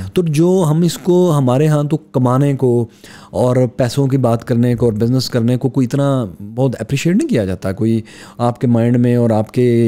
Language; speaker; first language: Urdu; non-native, local second language; Punjabi